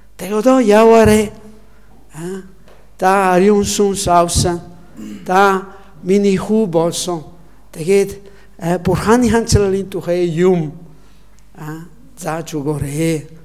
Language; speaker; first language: Mongolian; non-native, learner; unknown